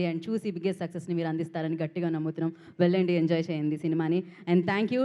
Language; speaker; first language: Telugu; native; Telugu